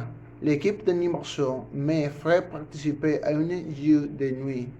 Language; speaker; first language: French; non-native, learner; Spanish